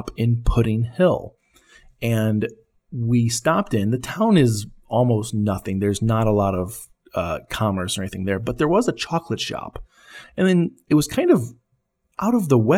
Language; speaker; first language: English; native; English